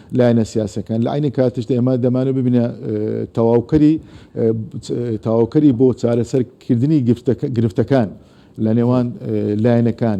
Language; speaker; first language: Central Kurdish; non-native, local second language; Azerbaijani